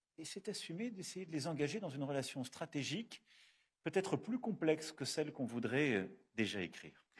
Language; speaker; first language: French; native; French